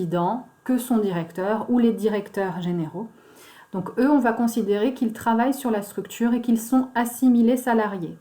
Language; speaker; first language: French; native; French